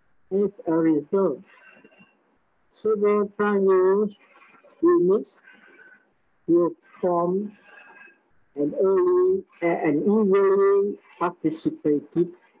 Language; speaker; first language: English; non-native, learner; Vietnamese